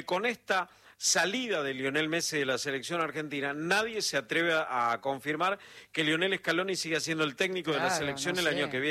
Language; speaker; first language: Spanish; native; Spanish